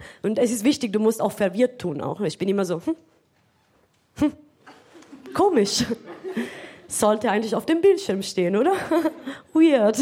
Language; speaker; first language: German; non-native, fluent; Italian